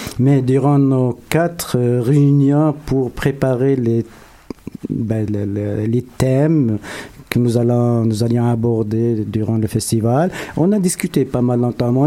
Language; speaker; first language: French; non-native, local second language; Arabic